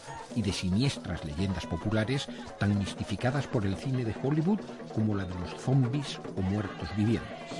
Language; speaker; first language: Spanish; native; Spanish